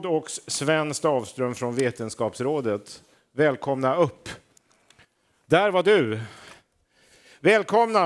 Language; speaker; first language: Swedish; native; Swedish